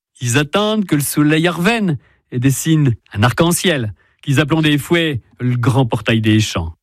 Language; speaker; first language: French; native; French